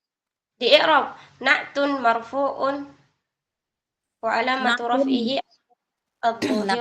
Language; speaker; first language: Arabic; non-native, fluent; Indonesian